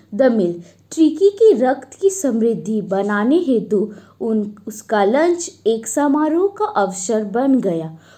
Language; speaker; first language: Hindi; native; Hindi